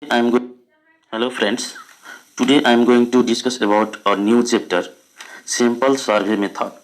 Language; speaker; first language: English; non-native, local second language; Nepali